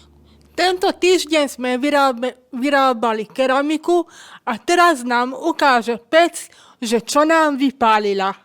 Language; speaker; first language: Slovak; non-native, local second language; Hungarian